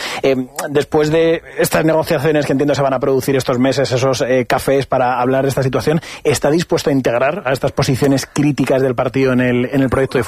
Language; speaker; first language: Spanish; native; Spanish